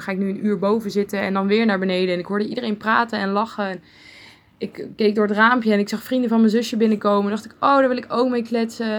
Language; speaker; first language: Dutch; native; Dutch